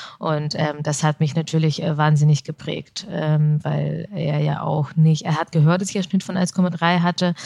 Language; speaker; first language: German; early bilingual, other home language; Russian